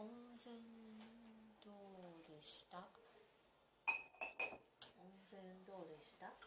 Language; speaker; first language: Japanese; non-native, learner; Chinese